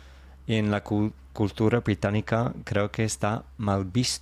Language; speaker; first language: Spanish; non-native, fluent; English